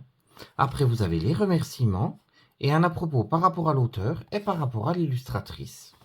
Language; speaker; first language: French; native; French